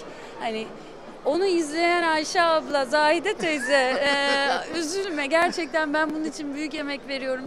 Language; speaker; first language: Turkish; native; Turkish